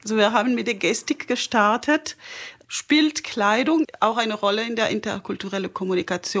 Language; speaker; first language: German; non-native, fluent; French